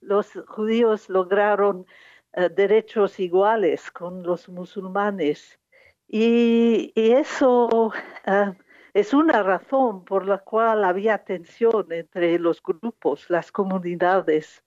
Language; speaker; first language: Spanish; non-native, fluent; English